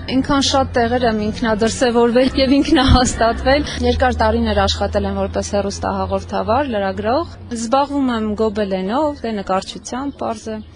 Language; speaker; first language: Armenian; native; Armenian